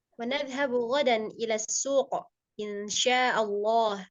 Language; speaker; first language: Arabic; non-native, learner; Indonesian